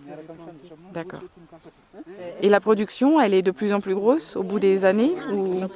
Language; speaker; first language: French; native; French